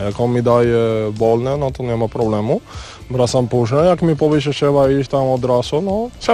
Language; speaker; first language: Polish; non-native, learner; Spanish